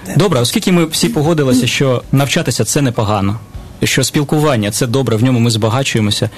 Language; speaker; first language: Ukrainian; native; Ukrainian